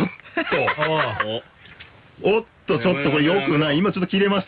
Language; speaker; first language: Japanese; native; Japanese